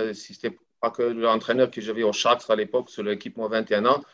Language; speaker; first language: French; non-native, fluent; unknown